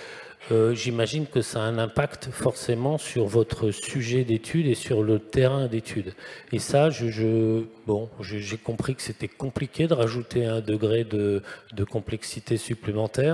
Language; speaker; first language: French; native; French